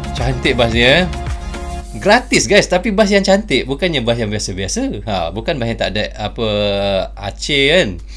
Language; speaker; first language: Malay; native; Malay